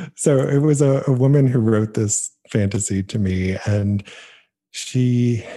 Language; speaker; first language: English; native; English